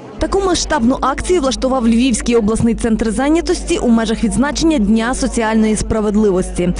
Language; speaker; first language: Ukrainian; native; Ukrainian